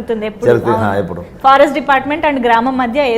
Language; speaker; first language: Telugu; native; Telugu